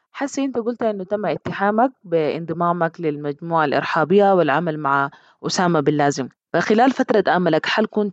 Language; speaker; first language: Arabic; native; Arabic